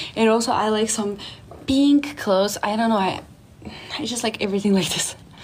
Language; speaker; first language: English; non-native, fluent; Russian